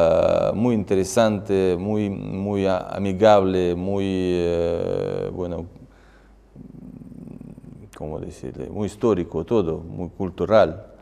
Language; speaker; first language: Spanish; non-native, fluent; Russian